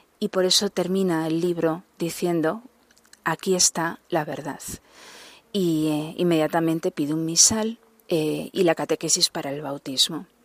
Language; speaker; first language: Spanish; native; Spanish